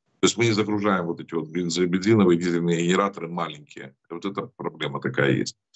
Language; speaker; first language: Russian; native; Russian